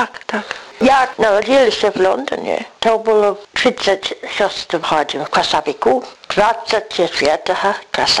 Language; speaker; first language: Ukrainian; early bilingual, heritage; English